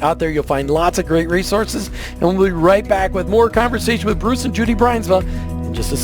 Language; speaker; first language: English; native; English